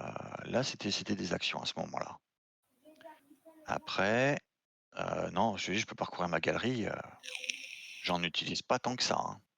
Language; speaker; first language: French; native; French